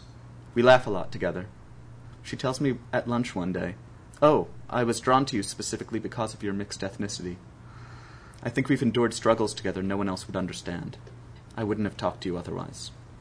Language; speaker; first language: English; native; English